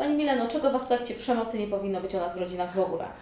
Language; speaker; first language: Polish; native; Polish